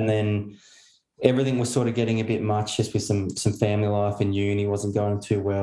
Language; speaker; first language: English; native; English